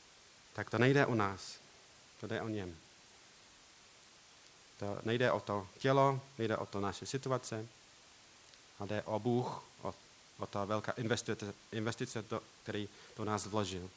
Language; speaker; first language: Czech; non-native, learner; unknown